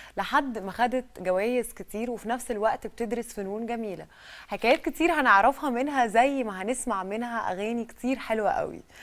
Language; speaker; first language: Arabic; native; Arabic